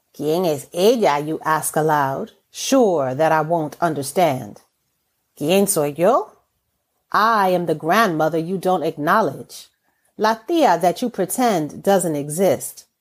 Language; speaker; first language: English; native; English